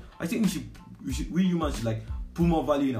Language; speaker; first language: English; non-native, local second language; Yoruba